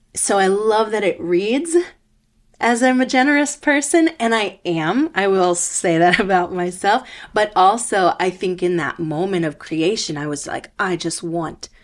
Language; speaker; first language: English; early bilingual, other home language; Spanish